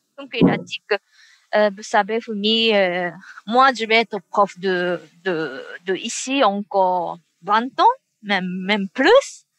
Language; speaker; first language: French; non-native, fluent; Japanese